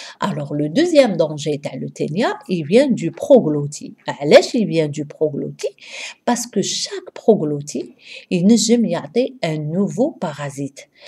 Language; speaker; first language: French; non-native, local second language; Arabic